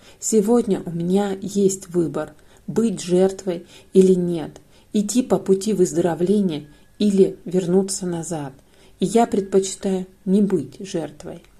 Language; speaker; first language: Russian; non-native, fluent; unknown